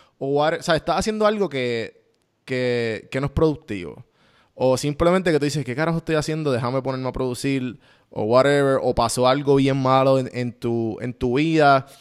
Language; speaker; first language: Spanish; native; Spanish